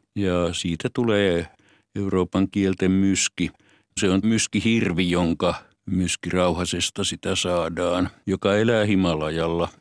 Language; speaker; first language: Finnish; native; Finnish